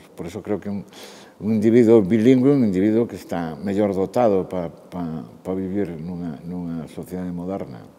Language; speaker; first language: Galician; non-native, local second language; Spanish